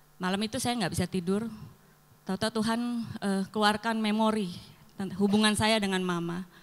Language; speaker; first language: Indonesian; native; Indonesian